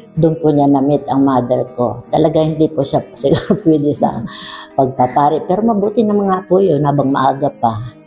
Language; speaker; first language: Filipino; non-native, local second language; Bikol